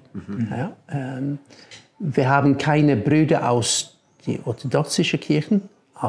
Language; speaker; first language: German; non-native, fluent; English